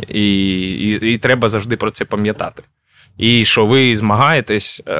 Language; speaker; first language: Ukrainian; non-native, local second language; Russian